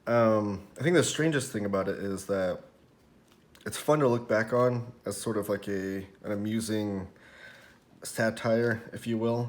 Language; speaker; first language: English; native; English